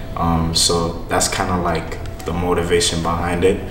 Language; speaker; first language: English; non-native, fluent; Haitian Creole